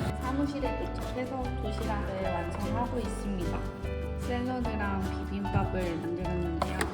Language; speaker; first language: Korean; native; Korean